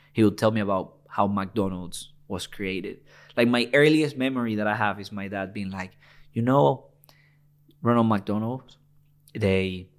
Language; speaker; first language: English; non-native, fluent; Spanish